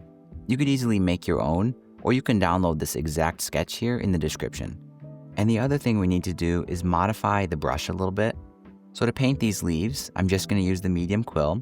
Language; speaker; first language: English; native; English